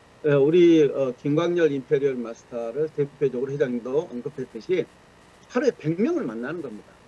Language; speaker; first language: Korean; native; Korean